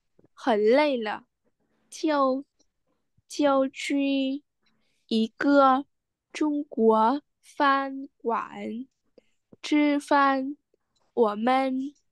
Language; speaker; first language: Chinese; non-native, learner; Vietnamese